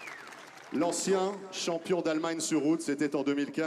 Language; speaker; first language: French; native; French